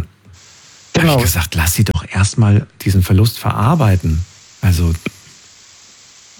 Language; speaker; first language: German; native; German